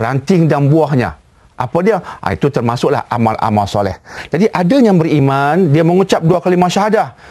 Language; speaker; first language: Malay; native; Malay